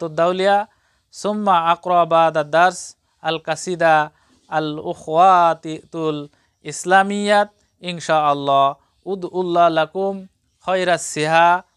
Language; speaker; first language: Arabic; non-native, fluent; Bangla